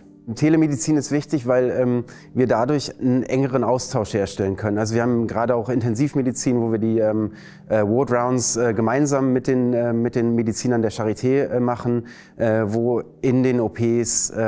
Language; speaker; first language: German; native; German